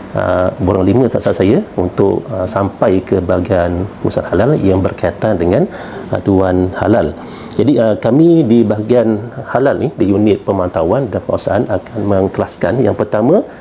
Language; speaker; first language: Malay; native; Malay